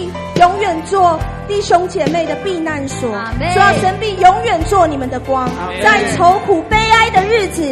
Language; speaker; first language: Chinese; native; Chinese